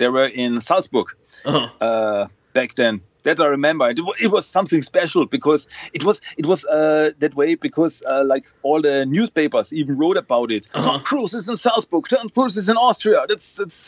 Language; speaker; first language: English; non-native, fluent; German